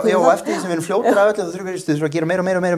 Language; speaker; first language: Icelandic; native; Icelandic